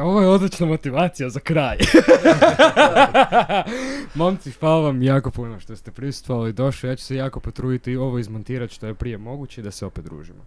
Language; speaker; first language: Croatian; native; Croatian